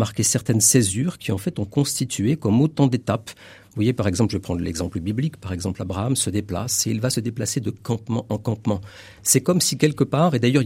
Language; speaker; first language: French; native; French